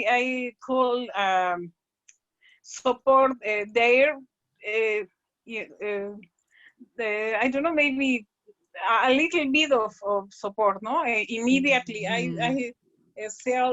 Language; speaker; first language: English; non-native, learner; Spanish